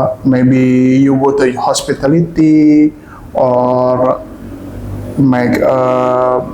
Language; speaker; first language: English; non-native, local second language; Indonesian